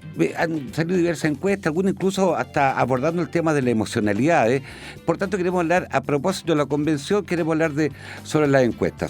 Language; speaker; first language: Spanish; native; Spanish